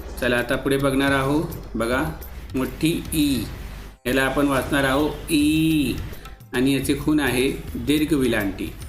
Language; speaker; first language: Marathi; non-native, local second language; Urdu